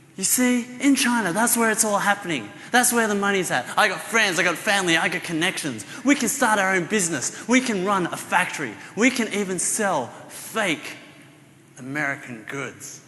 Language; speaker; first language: English; native; English